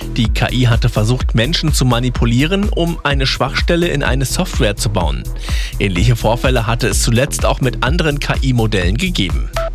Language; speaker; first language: German; native; German